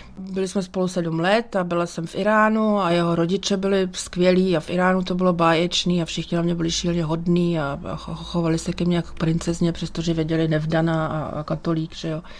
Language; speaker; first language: Czech; native; Czech